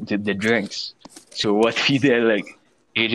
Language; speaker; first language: English; non-native, local second language; Filipino